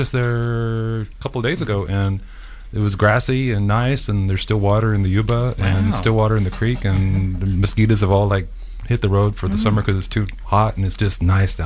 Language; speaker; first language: English; native; English